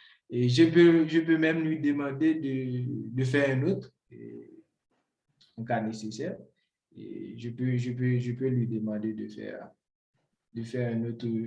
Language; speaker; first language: French; non-native, local second language; Haitian Creole